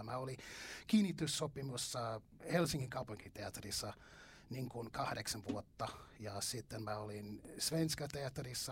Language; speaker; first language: Finnish; non-native, learner; English